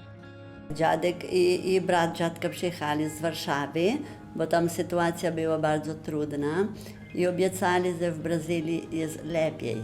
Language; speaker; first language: Polish; early bilingual, heritage; Polish